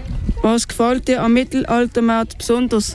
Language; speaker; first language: German; native; German